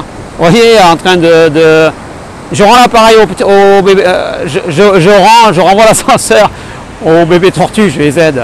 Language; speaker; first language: French; native; French